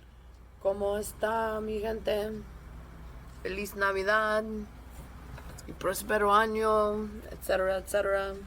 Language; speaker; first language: Spanish; non-native, learner; English